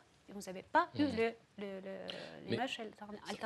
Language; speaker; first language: French; non-native, fluent; Russian